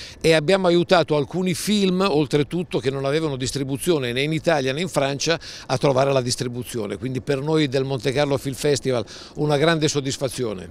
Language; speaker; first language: Italian; native; Italian